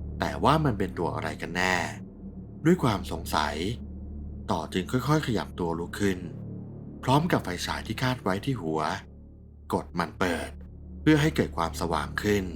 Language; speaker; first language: Thai; native; Thai